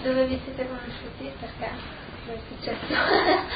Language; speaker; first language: Italian; native; Italian